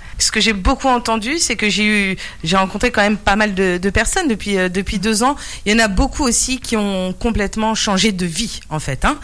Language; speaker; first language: French; native; French